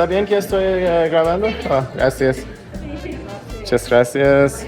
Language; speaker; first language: Spanish; non-native, learner; Persian